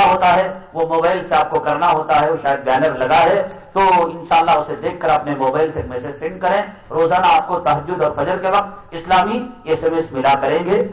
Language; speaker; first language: Urdu; native; Urdu